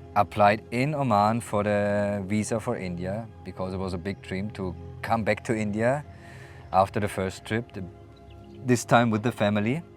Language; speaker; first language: English; non-native, fluent; German